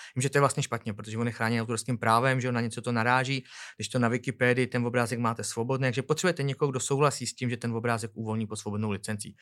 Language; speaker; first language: Czech; native; Czech